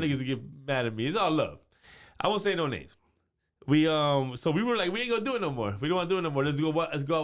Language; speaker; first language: English; native; English